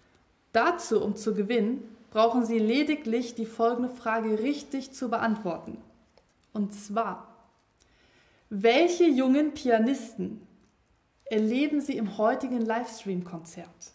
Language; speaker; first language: German; native; German